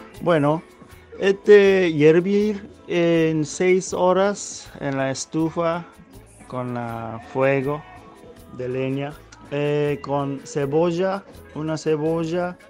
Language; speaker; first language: Spanish; non-native, learner; Japanese